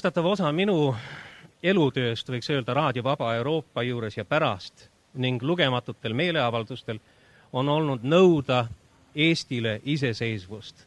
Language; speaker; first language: Estonian; early bilingual, heritage; Estonian